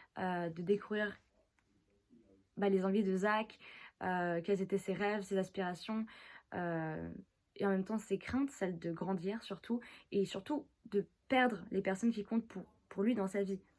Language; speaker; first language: French; native; French